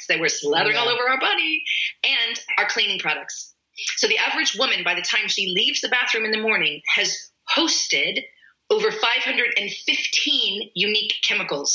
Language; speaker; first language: English; native; English